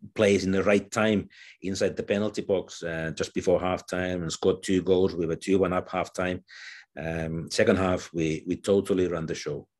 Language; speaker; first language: English; non-native, fluent; Finnish